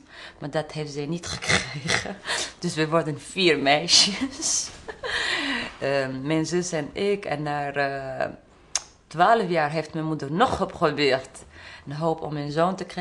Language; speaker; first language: Dutch; non-native, fluent; Arabic